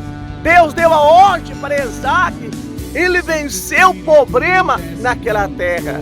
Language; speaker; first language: Portuguese; native; Portuguese